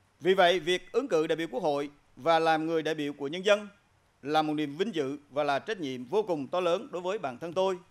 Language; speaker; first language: Vietnamese; non-native, local second language; Eastern Cham